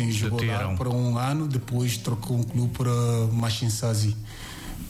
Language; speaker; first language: Portuguese; non-native, learner; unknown